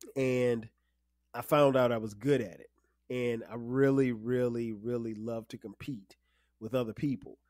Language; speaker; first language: English; native; English